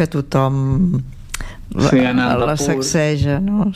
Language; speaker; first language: Catalan; native; Catalan